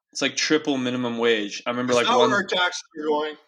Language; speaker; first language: English; native; English